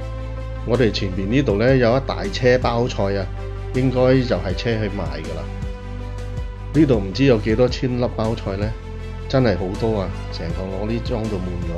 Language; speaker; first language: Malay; non-native, local second language; Cantonese